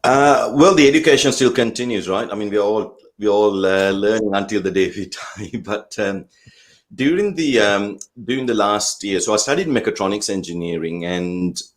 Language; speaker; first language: English; non-native, local second language; Sinhala